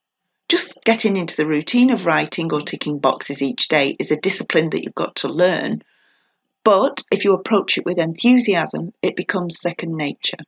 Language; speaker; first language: English; native; English